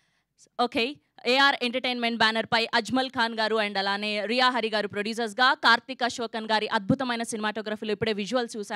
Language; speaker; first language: Telugu; native; Telugu